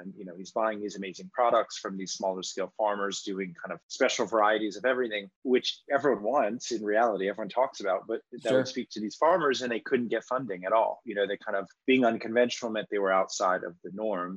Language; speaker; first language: English; native; English